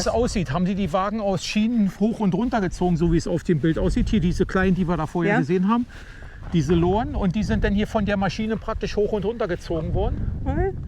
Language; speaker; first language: German; native; German